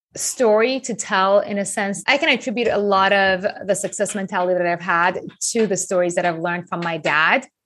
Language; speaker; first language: English; non-native, fluent; Persian